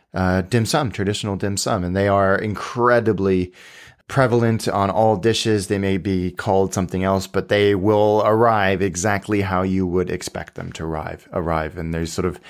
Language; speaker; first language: English; native; English